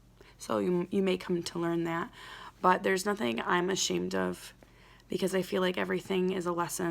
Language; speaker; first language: English; native; English